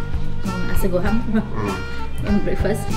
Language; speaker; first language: English; non-native, learner; Indonesian